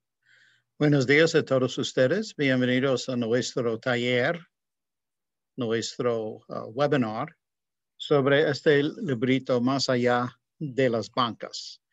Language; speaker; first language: Spanish; non-native, fluent; English